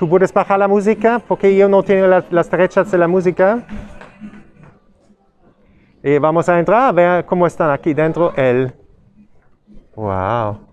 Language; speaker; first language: Spanish; non-native, learner; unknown